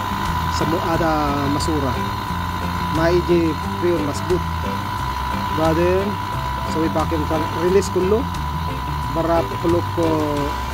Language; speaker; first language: Arabic; non-native, learner; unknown